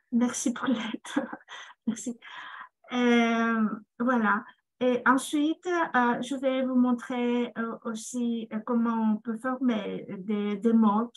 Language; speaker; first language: French; non-native, fluent; Greek